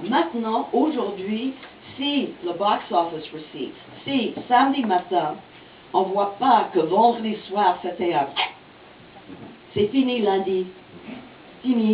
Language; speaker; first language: French; non-native, fluent; English